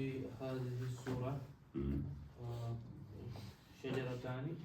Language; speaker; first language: Arabic; non-native, learner; Urdu